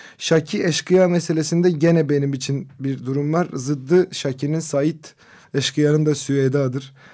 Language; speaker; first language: Turkish; non-native, local second language; Kurdish